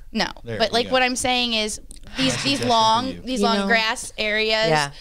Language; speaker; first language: English; native; English